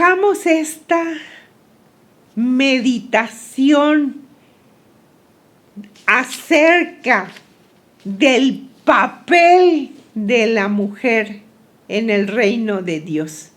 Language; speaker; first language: Spanish; native; Spanish